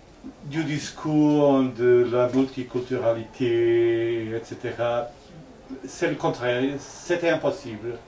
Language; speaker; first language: French; non-native, fluent; Portuguese